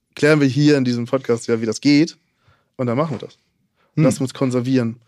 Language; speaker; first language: German; native; German